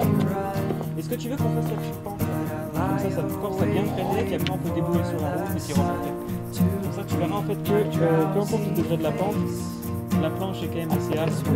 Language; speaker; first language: French; native; French